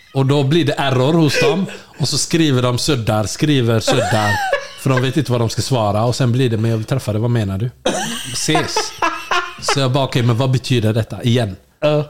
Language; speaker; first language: Swedish; early bilingual, other home language; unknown